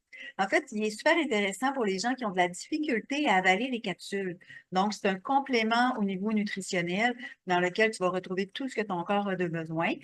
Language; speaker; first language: French; native; French